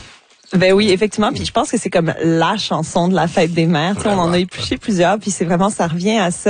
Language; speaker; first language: French; native; French